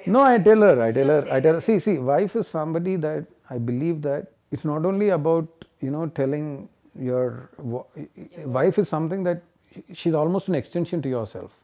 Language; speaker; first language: English; non-native, local second language; Telugu